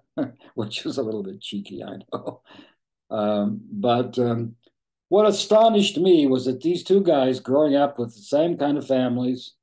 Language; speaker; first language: English; native; English